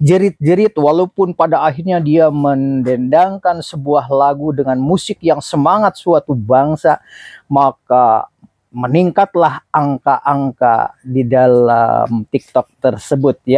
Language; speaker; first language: Indonesian; native; Indonesian